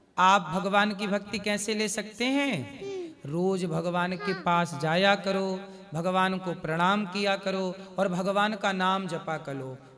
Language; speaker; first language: Hindi; native; Hindi